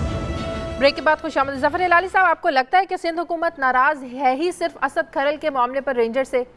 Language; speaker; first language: Urdu; native; Urdu